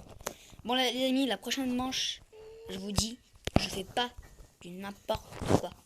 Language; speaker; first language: French; native; French